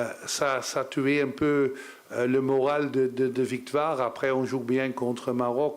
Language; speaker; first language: French; non-native, learner; Dutch